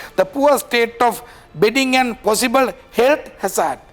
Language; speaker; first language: English; non-native, local second language; Sinhala